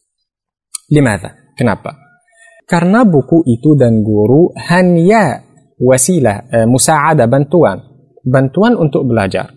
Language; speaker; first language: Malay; non-native, fluent; Arabic